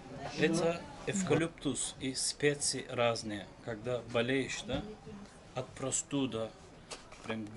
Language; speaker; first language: Russian; non-native, learner; Turkish